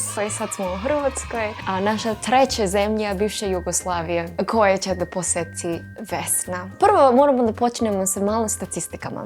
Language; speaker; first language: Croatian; non-native, learner; English